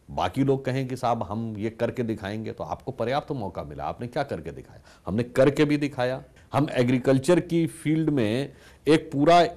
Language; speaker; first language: Hindi; native; Hindi